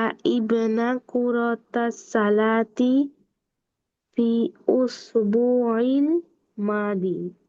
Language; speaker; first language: Arabic; non-native, learner; Bangla